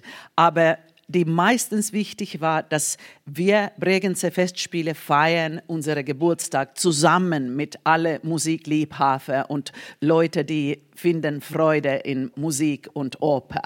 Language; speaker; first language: German; non-native, fluent; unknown